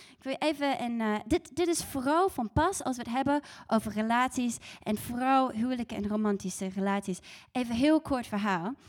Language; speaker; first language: Dutch; non-native, fluent; English